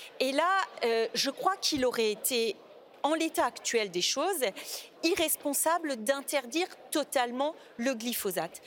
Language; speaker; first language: French; native; French